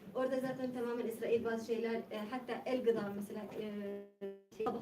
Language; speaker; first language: Turkish; non-native, learner; Arabic